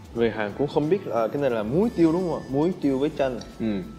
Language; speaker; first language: Vietnamese; non-native, fluent; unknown